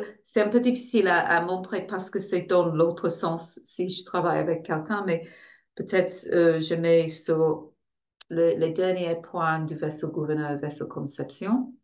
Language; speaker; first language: French; non-native, fluent; English